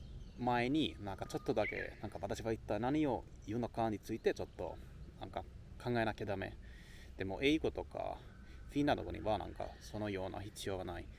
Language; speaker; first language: Japanese; non-native, learner; Finnish